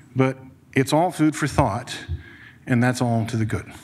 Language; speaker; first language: English; native; English